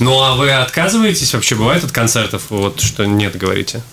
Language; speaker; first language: Russian; native; Russian